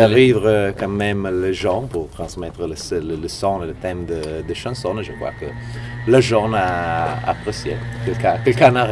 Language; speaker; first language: French; non-native, fluent; Italian